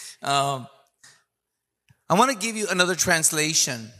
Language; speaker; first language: English; early bilingual, other home language; Spanish